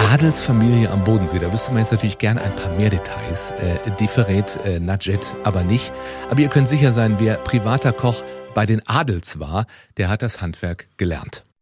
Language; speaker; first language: German; native; German